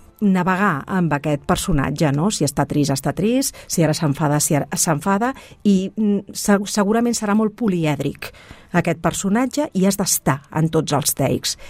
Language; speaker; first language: Catalan; native; Catalan